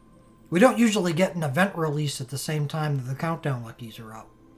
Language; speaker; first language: English; native; English